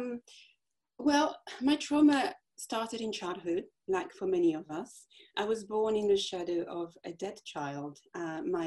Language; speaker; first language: English; non-native, fluent; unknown